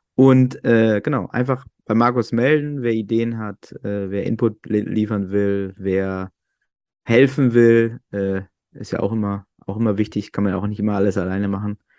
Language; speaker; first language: German; native; German